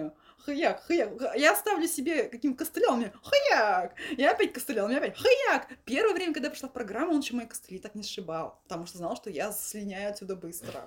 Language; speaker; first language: Russian; native; Russian